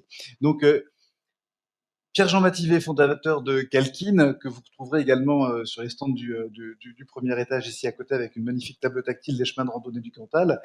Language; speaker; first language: French; native; French